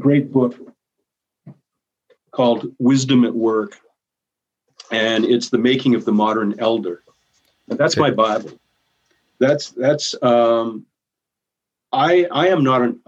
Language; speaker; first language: English; native; English